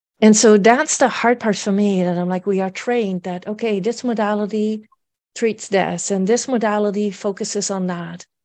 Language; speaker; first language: English; non-native, fluent; Dutch